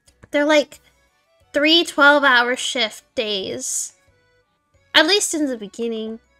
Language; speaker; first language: English; native; English